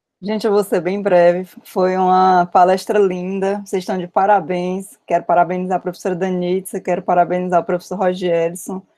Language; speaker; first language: Portuguese; native; Portuguese